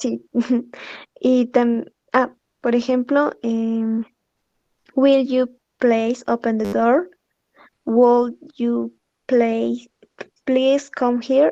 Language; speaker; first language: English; non-native, learner; Spanish